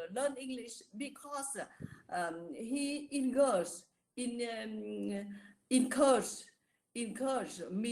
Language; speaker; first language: English; non-native, learner; Vietnamese